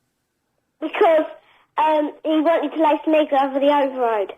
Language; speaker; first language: English; native; English